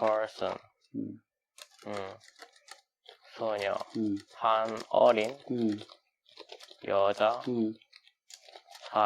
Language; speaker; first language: Korean; non-native, learner; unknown